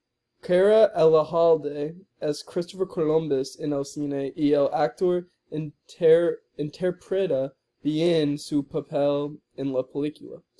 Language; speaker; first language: Spanish; non-native, learner; English